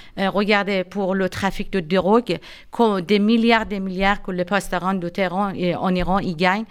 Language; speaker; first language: French; non-native, fluent; Persian